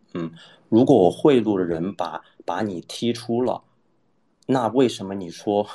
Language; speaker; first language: Chinese; non-native, fluent; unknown